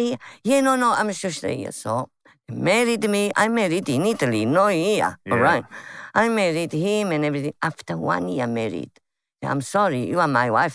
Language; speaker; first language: English; non-native, learner; Italian